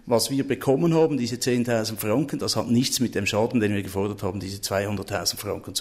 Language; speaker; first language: German; native; German